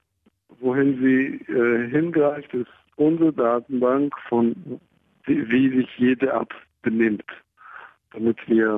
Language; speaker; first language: German; non-native, fluent; Hebrew